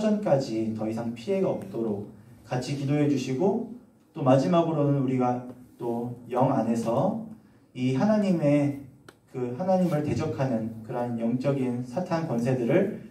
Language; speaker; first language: Korean; native; Korean